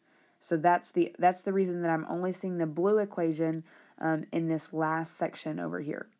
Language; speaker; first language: English; native; English